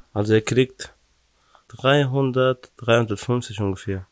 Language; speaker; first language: German; non-native, learner; Persian